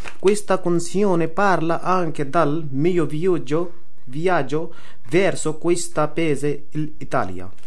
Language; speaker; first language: Italian; non-native, learner; Bangla